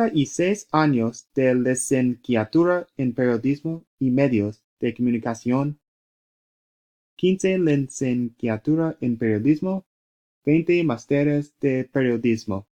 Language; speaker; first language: Spanish; non-native, learner; English